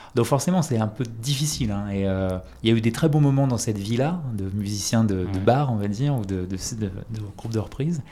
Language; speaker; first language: French; native; French